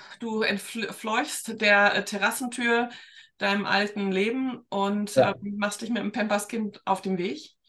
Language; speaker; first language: German; native; German